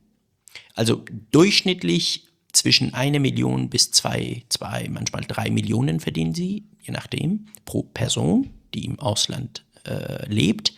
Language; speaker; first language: German; early bilingual, other home language; Persian